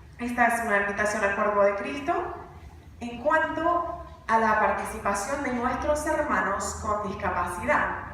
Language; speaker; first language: Spanish; non-native, fluent; English